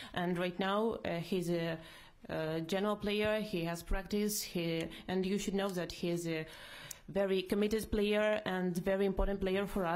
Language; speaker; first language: English; non-native, fluent; Ukrainian